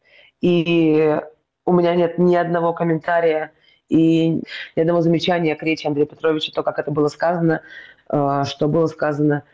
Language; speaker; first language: Russian; native; Russian